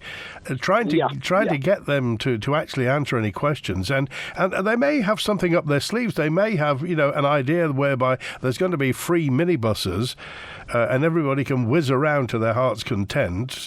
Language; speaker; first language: English; native; English